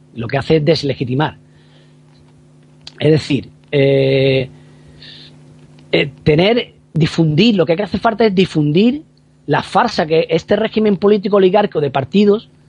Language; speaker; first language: Spanish; native; Spanish